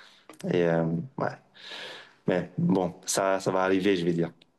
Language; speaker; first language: French; non-native, local second language; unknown